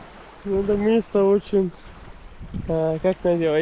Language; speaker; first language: Russian; non-native, learner; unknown